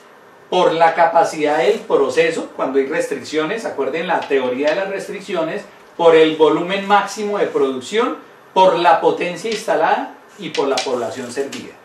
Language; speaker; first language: Spanish; native; Spanish